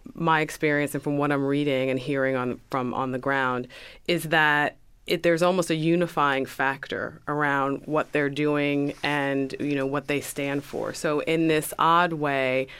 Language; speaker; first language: English; early bilingual, other home language; Yoruba